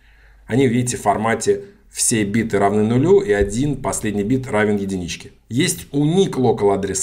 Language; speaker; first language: Russian; native; Russian